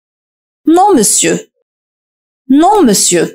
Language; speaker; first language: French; non-native, fluent; Arabic